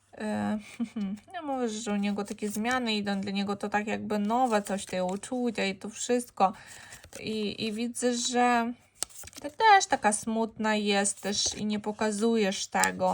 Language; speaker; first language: Polish; non-native, fluent; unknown